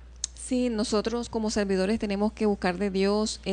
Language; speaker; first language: Spanish; native; Spanish